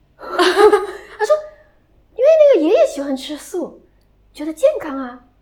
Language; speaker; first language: Chinese; native; Chinese